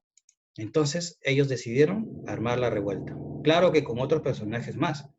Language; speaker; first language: Spanish; native; Spanish